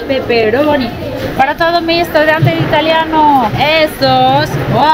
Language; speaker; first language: Spanish; non-native, fluent; Italian